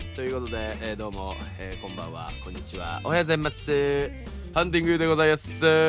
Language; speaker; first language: Japanese; native; Japanese